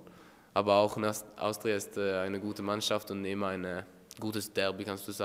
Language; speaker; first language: German; non-native, learner; Norwegian